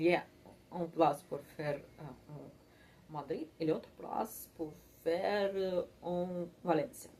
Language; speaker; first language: French; non-native, learner; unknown